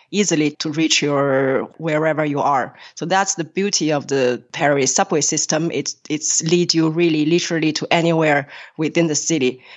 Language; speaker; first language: English; non-native, fluent; Chinese